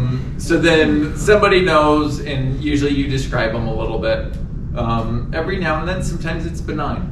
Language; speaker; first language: English; native; English